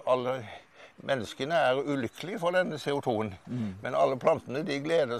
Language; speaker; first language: Norwegian; native; Norwegian